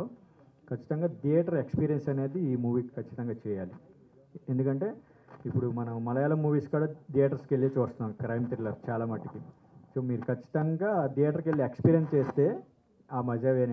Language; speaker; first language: Telugu; native; Telugu